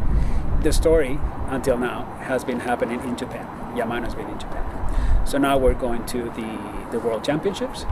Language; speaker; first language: English; non-native, fluent; Spanish